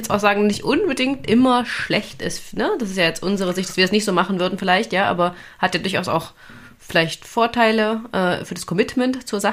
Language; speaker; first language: German; native; German